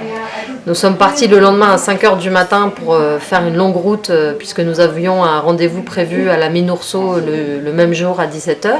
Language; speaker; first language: French; native; French